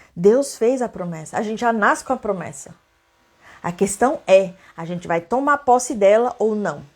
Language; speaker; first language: Portuguese; native; Portuguese